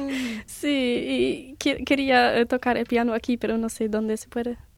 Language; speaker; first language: Spanish; non-native, learner; German